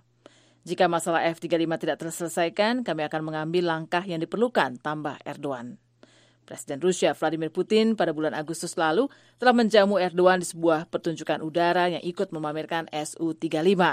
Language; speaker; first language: Indonesian; native; Indonesian